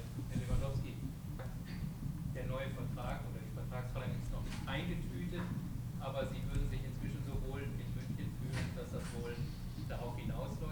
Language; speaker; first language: German; native; German